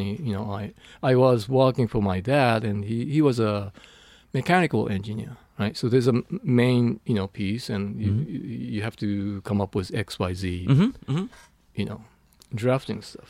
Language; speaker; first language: English; non-native, fluent; Japanese